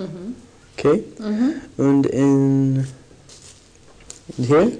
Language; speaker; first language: German; non-native, learner; English